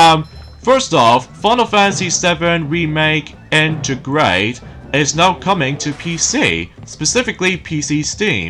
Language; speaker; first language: English; native; English